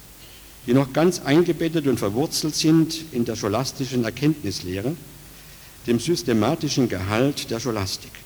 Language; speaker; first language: German; native; German